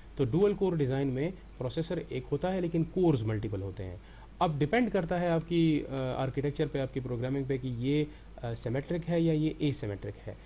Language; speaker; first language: Urdu; non-native, local second language; Pashto